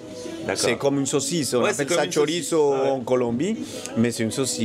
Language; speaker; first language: French; non-native, fluent; Spanish